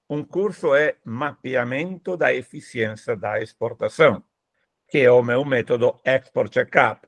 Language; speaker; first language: Portuguese; non-native, fluent; Italian